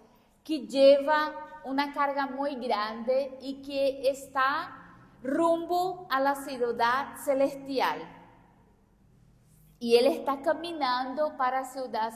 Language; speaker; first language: Spanish; non-native, fluent; Portuguese